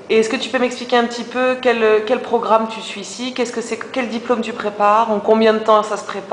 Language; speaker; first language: French; native; French